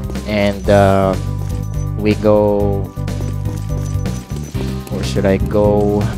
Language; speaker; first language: English; non-native, local second language; Filipino